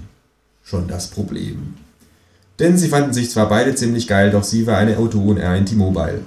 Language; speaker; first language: German; native; German